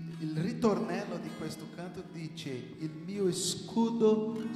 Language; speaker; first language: Italian; non-native, fluent; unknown